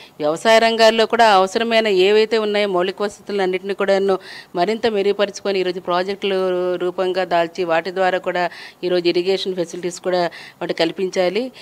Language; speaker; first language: Telugu; native; Telugu